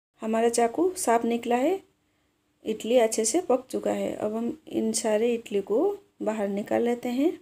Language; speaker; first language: Hindi; native; Hindi